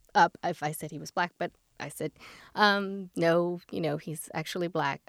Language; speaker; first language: English; native; English